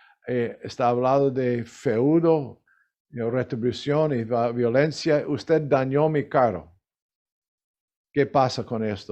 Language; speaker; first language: Spanish; non-native, learner; English